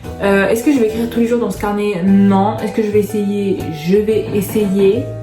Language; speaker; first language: French; early bilingual, other home language; Arabic